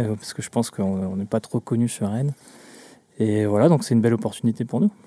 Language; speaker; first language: French; native; French